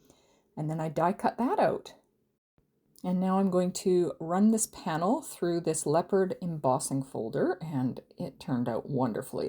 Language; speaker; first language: English; native; English